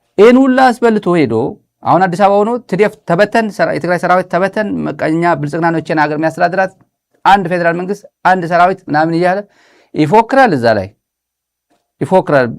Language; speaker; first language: Amharic; non-native, local second language; Tigrinya